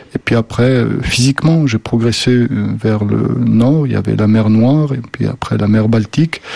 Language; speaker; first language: French; early bilingual, other home language; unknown